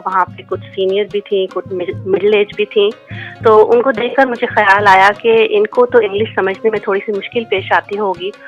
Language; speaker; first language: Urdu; native; Urdu